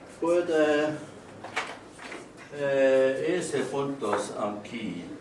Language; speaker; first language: Spanish; non-native, learner; Estonian